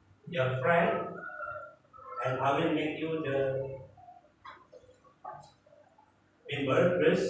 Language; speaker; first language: English; non-native, learner; Indonesian